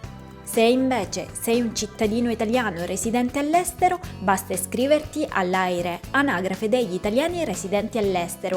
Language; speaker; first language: Italian; native; Italian